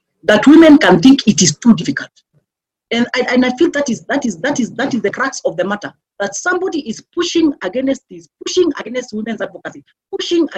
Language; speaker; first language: English; non-native, local second language; Meru